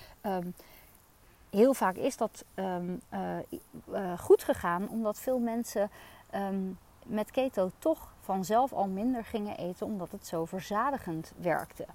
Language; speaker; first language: Dutch; native; Dutch